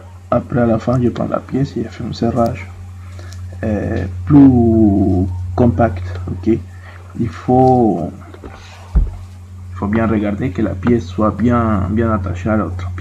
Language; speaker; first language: French; non-native, fluent; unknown